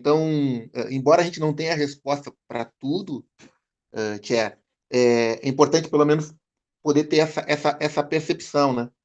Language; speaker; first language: Portuguese; native; Portuguese